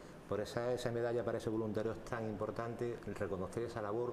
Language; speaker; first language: Spanish; native; Spanish